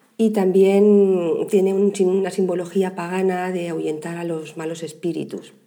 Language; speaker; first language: Spanish; native; Spanish